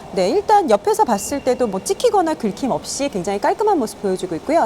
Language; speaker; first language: Korean; native; Korean